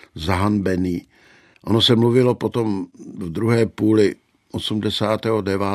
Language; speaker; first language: Czech; native; Czech